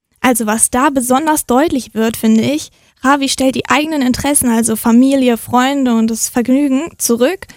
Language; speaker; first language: German; native; German